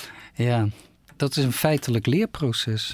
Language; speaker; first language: Dutch; native; Dutch